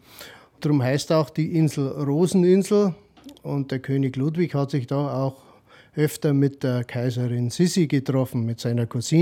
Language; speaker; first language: German; native; German